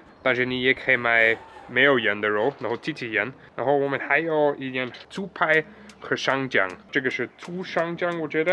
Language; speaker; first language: Chinese; non-native, fluent; German